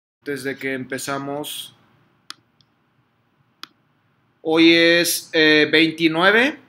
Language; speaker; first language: Spanish; non-native, fluent; Japanese